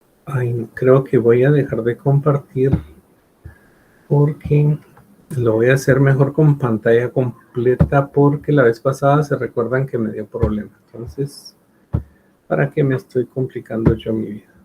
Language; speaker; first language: Spanish; native; Spanish